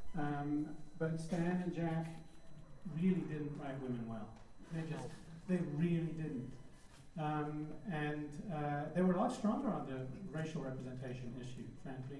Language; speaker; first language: English; native; English